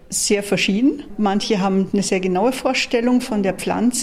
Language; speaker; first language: German; native; German